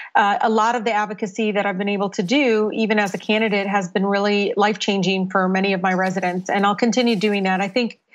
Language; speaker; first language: English; native; English